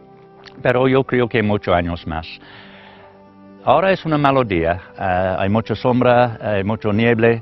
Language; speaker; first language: Spanish; non-native, learner; English